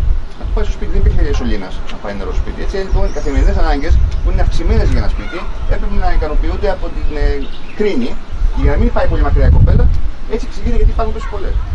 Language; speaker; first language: Greek; native; Greek